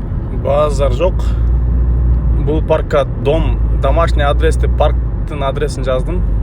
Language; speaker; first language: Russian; non-native, local second language; Kyrgyz